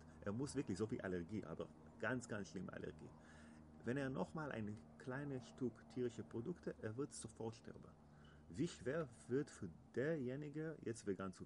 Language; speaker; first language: German; non-native, learner; Hebrew